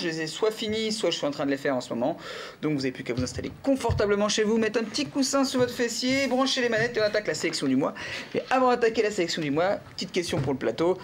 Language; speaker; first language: French; native; French